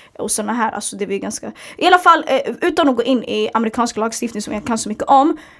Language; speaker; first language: Swedish; early bilingual, other home language; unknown